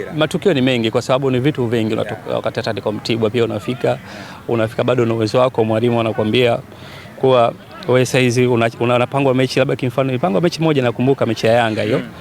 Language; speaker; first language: Swahili; native; Swahili